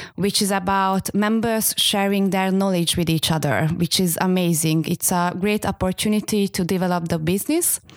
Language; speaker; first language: English; non-native, fluent; Hungarian